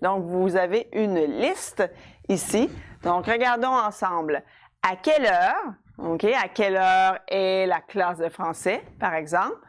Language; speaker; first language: French; non-native, fluent; English